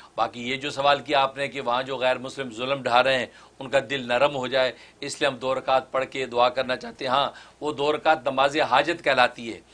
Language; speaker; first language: Urdu; native; Urdu